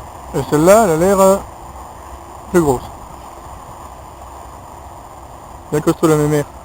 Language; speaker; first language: French; native; French